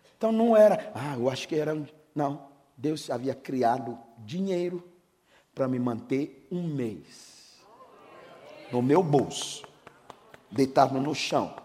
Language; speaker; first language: Portuguese; non-native, fluent; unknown